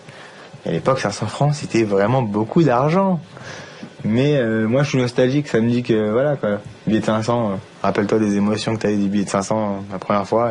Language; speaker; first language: French; native; French